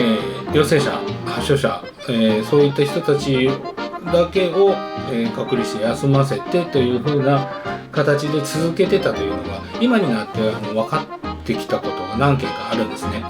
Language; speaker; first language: Japanese; native; Japanese